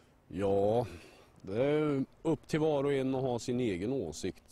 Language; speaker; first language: Swedish; native; Swedish